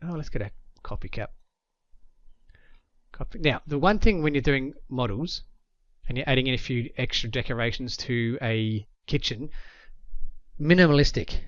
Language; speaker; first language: English; native; English